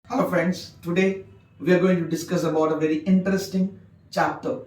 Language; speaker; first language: English; non-native, local second language; Bangla